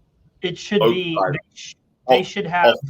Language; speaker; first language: English; native; English